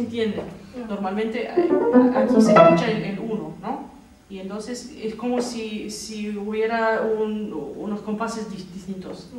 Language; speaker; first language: Spanish; non-native, fluent; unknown